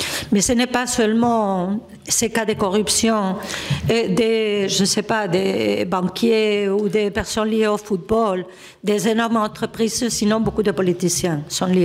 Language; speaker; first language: French; non-native, fluent; Spanish